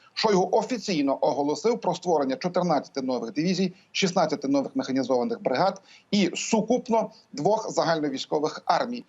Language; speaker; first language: Ukrainian; native; Ukrainian